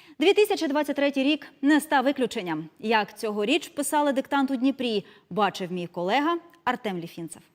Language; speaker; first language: Ukrainian; native; Ukrainian